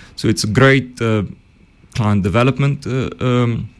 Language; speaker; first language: English; early bilingual, other home language; Bulgarian